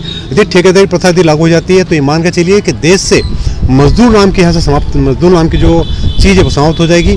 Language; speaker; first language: Hindi; native; Hindi